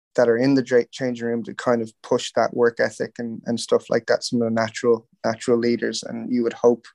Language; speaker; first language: English; native; English